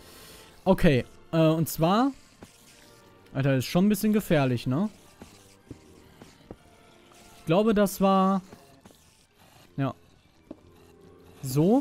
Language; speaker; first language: German; native; German